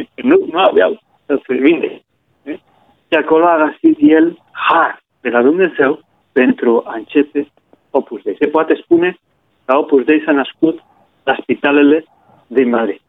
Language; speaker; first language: Romanian; non-native, fluent; Spanish